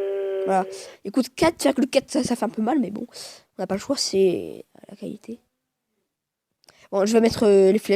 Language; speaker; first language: French; native; French